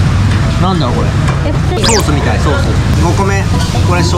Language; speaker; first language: Japanese; native; Japanese